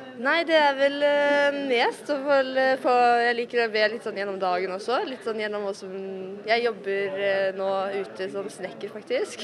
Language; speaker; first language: Norwegian; native; Norwegian